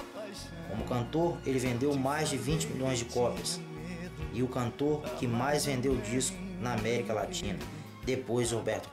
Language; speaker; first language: Portuguese; native; Portuguese